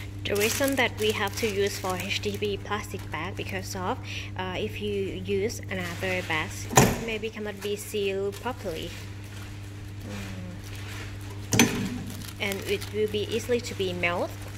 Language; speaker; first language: English; non-native, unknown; Thai